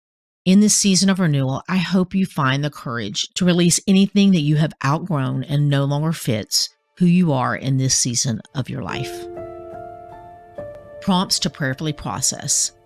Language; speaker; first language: English; native; English